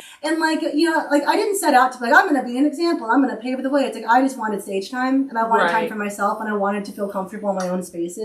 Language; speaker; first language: English; native; English